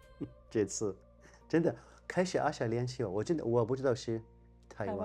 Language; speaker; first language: Chinese; non-native, fluent; Arabic